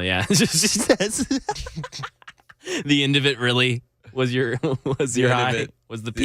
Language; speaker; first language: English; native; English